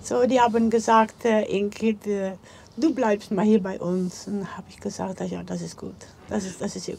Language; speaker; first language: German; non-native, learner; Dutch